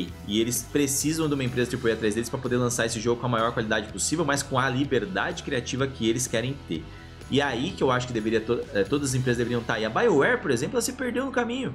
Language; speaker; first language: Portuguese; native; Portuguese